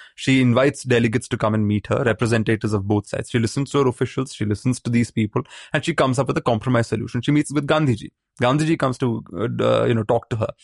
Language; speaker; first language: English; non-native, local second language; Malayalam